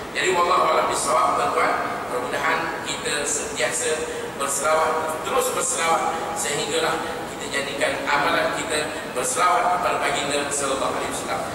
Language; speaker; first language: Malay; native; Malay